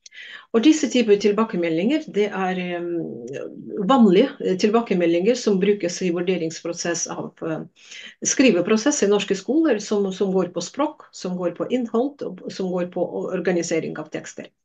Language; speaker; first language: Norwegian; non-native, fluent; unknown